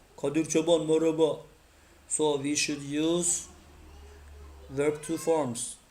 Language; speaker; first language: English; non-native, fluent; Turkish